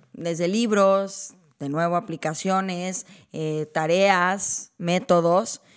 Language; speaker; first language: Spanish; native; Spanish